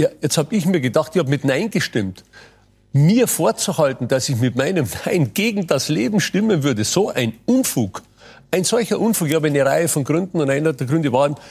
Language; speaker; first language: German; native; German